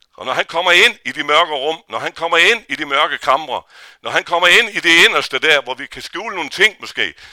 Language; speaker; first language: Danish; native; Danish